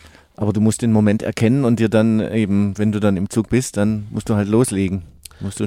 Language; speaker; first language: German; native; German